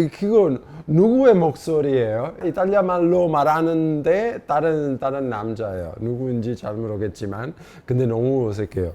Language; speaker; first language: Korean; non-native, fluent; Italian